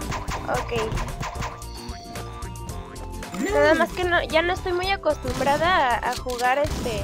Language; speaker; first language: Spanish; native; Spanish